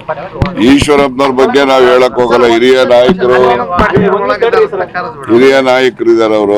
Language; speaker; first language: Kannada; native; Kannada